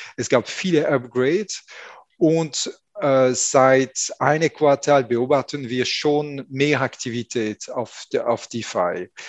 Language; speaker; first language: German; non-native, fluent; French